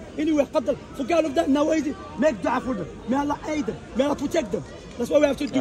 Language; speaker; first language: English; non-native, fluent; Arabic